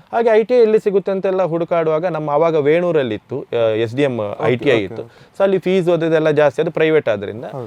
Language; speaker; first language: Kannada; native; Kannada